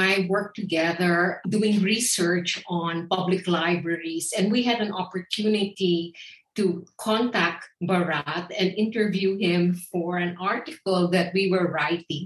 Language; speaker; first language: English; non-native, local second language; Filipino